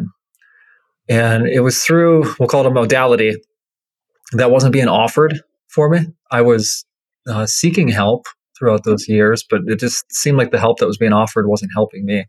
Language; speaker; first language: English; native; English